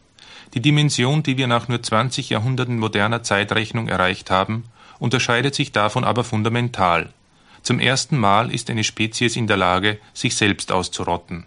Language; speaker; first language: German; native; German